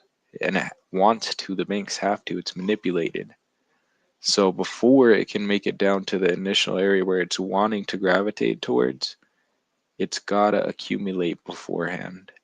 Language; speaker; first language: English; native; English